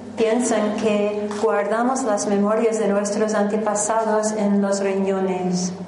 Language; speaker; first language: Spanish; non-native, fluent; English